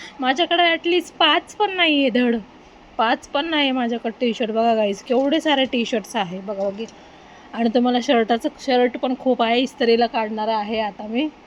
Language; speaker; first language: Marathi; non-native, local second language; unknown